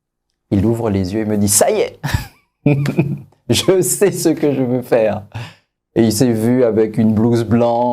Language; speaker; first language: French; native; French